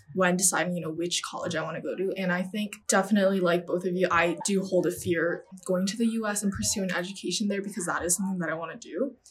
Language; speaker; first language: English; non-native, fluent; Chinese